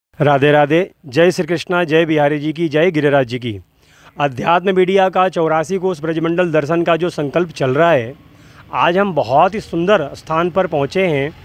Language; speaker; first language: Hindi; native; Hindi